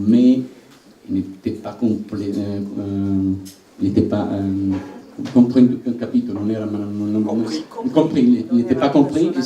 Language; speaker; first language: French; non-native, learner; Italian